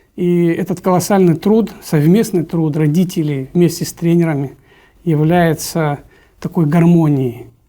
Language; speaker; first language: Russian; non-native, local second language; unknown